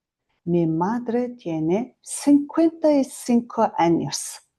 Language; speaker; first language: Spanish; non-native, fluent; Mongolian